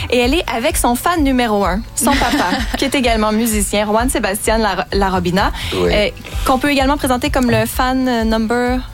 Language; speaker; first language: French; native; French